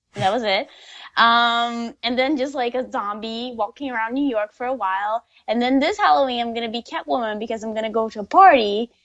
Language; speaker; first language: English; non-native, fluent; Portuguese